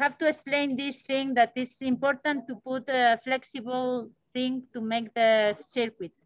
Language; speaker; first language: English; non-native, learner; Spanish